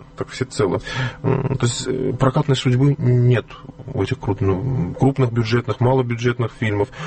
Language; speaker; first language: Russian; non-native, local second language; Azerbaijani